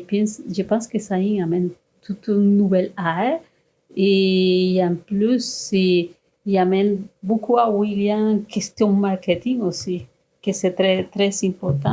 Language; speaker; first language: French; non-native, fluent; Spanish